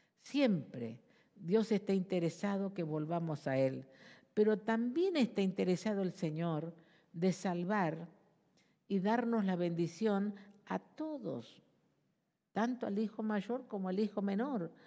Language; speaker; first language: Spanish; native; Spanish